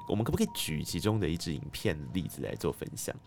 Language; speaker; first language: Chinese; native; Chinese